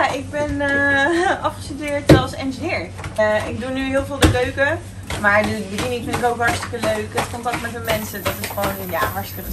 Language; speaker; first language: Dutch; early bilingual, other home language; Italian